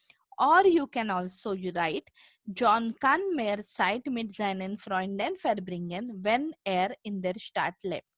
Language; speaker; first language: German; non-native, fluent; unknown